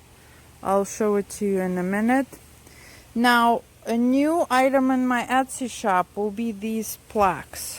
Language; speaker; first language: English; non-native, fluent; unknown